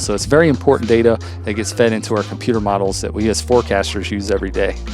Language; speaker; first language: English; native; English